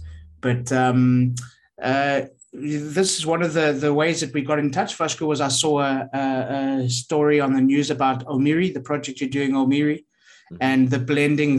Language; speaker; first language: English; native; English